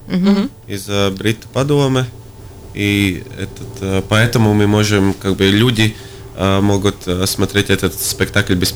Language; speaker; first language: Russian; non-native, local second language; Latvian